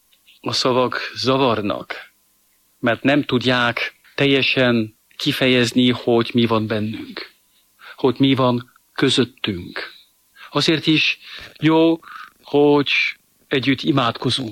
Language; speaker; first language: Hungarian; non-native, fluent; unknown